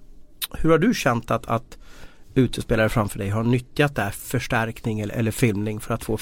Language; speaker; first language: Swedish; native; Swedish